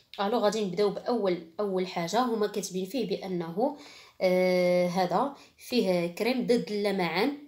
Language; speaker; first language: Arabic; native; Arabic